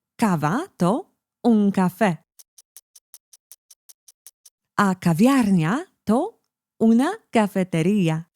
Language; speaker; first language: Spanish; non-native, fluent; Polish